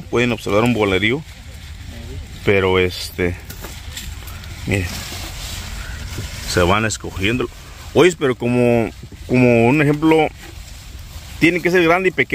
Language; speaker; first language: Spanish; native; Spanish